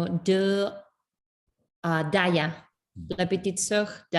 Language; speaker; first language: French; non-native, learner; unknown